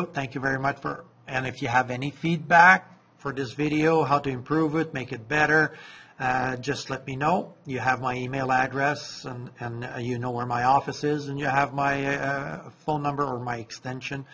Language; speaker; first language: English; non-native, fluent; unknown